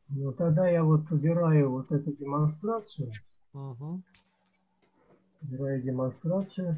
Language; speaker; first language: Russian; native; Russian